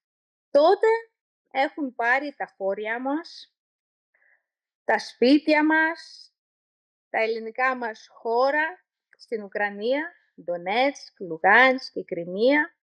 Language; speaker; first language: Greek; non-native, learner; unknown